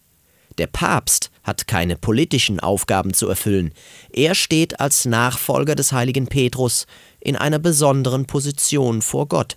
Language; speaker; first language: German; native; German